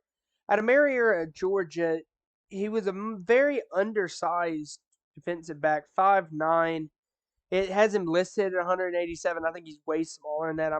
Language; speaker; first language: English; native; English